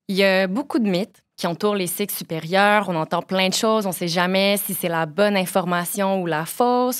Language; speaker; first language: French; native; French